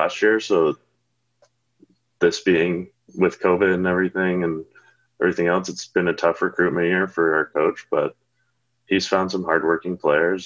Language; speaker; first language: English; native; English